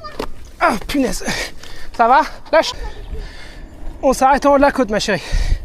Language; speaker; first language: French; native; French